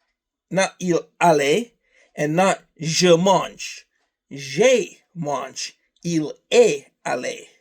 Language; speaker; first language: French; non-native, learner; English